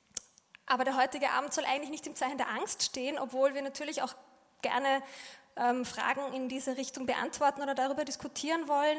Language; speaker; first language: German; native; German